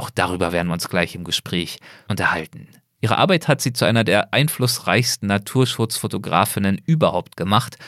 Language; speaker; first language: German; native; German